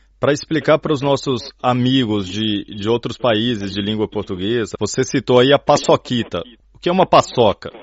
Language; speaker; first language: Portuguese; native; Portuguese